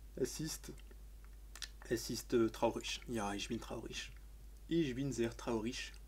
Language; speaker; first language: German; non-native, learner; French